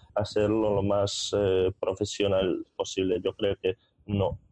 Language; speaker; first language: Spanish; non-native, fluent; Hungarian